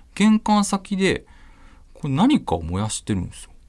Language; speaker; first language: Japanese; native; Japanese